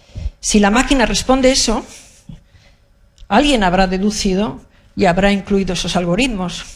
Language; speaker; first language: Spanish; native; Spanish